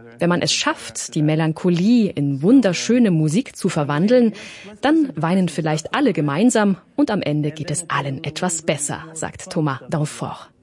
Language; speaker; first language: German; native; German